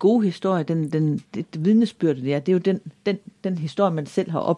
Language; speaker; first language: Danish; native; Danish